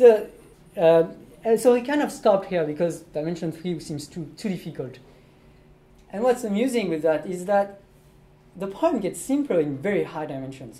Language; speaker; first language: English; non-native, fluent; French